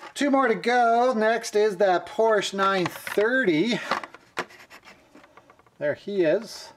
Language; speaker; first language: English; native; English